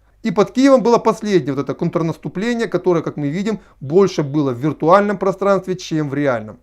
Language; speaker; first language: Russian; native; Russian